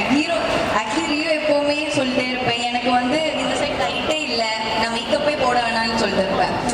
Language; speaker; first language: Tamil; non-native, learner; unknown